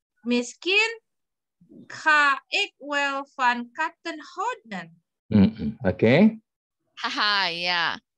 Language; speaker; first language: Dutch; non-native, learner; Indonesian